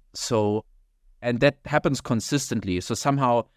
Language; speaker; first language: English; non-native, fluent; German